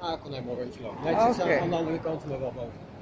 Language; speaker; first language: Dutch; native; Dutch